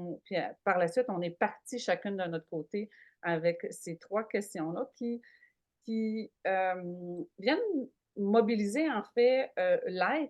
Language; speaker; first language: French; native; French